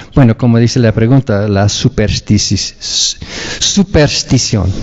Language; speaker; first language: Spanish; non-native, fluent; English